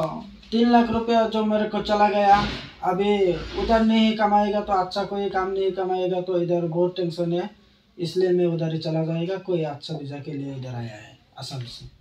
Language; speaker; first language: Hindi; non-native, local second language; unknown